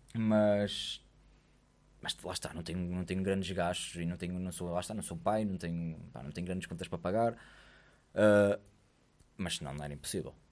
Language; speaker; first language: Portuguese; native; Portuguese